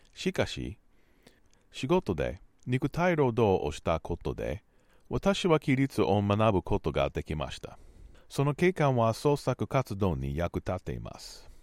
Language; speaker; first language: Japanese; non-native, learner; English